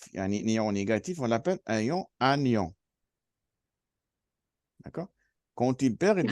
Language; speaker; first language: French; non-native, fluent; Arabic